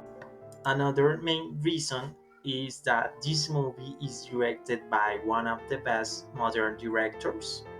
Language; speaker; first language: English; non-native, learner; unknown